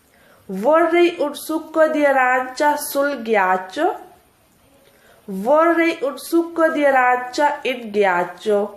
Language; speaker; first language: Italian; non-native, fluent; Urdu